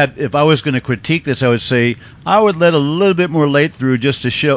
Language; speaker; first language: English; native; English